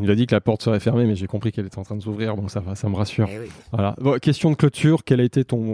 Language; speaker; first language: French; native; French